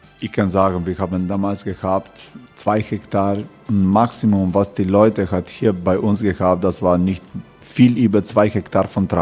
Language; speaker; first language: German; non-native, fluent; Croatian